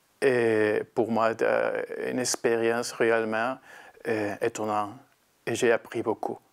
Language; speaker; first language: French; non-native, learner; Spanish